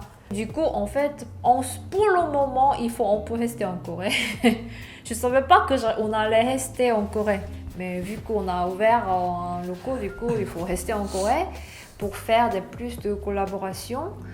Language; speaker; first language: French; non-native, learner; Korean